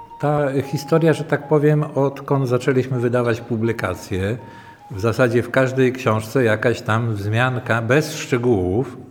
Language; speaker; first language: Polish; native; Polish